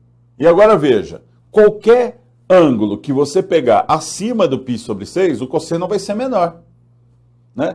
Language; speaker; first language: Portuguese; native; Portuguese